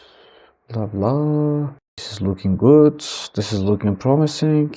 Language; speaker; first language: English; non-native, fluent; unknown